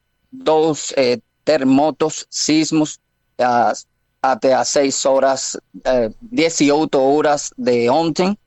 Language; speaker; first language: Portuguese; non-native, fluent; Spanish